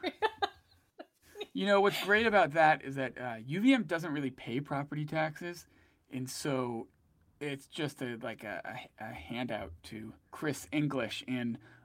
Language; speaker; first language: English; native; English